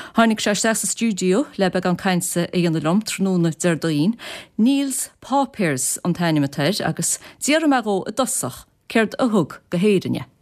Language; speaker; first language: Irish; native; Irish